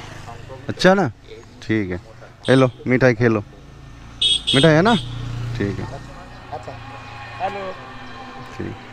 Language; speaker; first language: Hindi; non-native, local second language; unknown